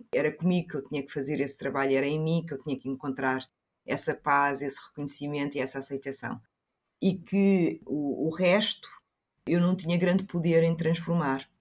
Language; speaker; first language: Portuguese; early bilingual, other home language; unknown